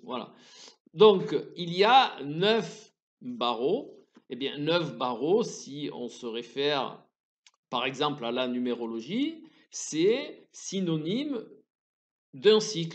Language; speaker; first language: French; native; French